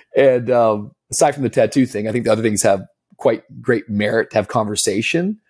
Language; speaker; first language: English; native; English